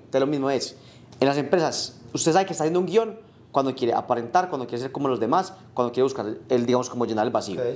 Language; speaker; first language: Spanish; native; Spanish